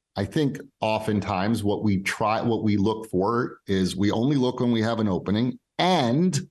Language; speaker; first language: English; native; English